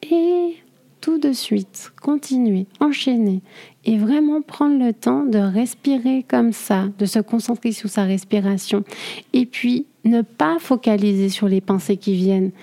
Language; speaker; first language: French; native; French